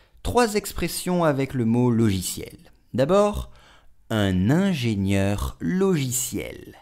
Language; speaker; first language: French; native; French